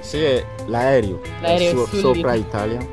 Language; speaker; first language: Italian; non-native, fluent; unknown